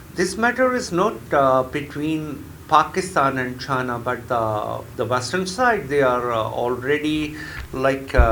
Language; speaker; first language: English; non-native, local second language; Urdu